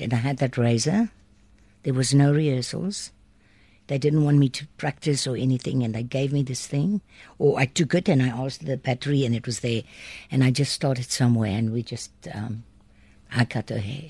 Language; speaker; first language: English; non-native, local second language; Afrikaans